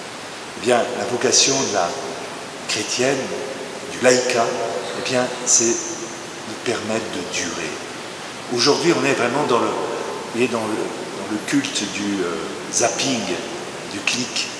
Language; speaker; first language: French; native; French